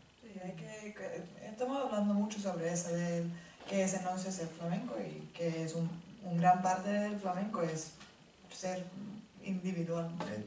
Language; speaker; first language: Spanish; non-native, fluent; Finnish